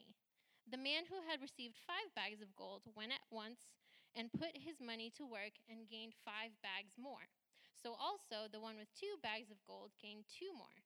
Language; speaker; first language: English; early bilingual, other home language; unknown